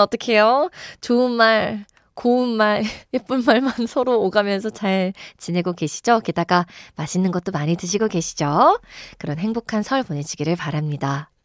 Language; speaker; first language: Korean; native; Korean